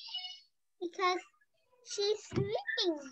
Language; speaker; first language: English; non-native, learner; Vietnamese